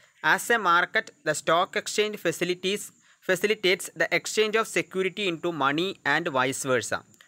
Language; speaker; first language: English; non-native, local second language; Malayalam